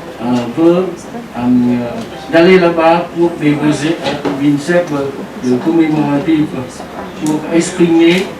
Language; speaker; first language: French; non-native, learner; Vietnamese